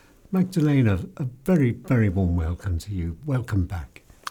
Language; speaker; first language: English; native; English